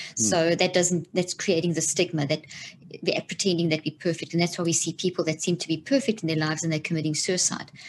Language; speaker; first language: English; native; English